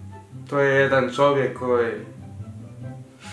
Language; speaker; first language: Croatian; early bilingual, heritage; Croatian